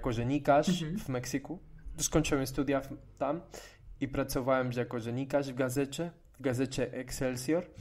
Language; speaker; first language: Polish; non-native, fluent; Spanish